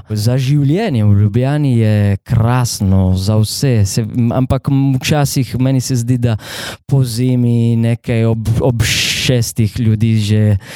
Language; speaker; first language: Slovenian; non-native, fluent; Italian